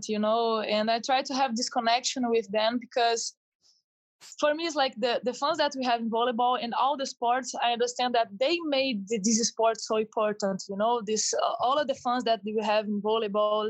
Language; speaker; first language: English; non-native, fluent; Portuguese